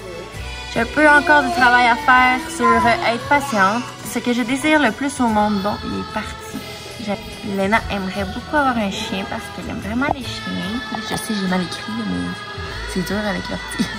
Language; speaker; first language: French; native; French